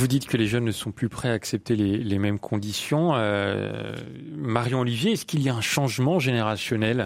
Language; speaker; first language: French; native; French